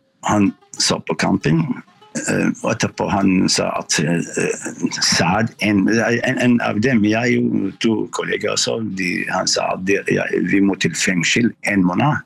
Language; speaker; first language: Norwegian; non-native, learner; Arabic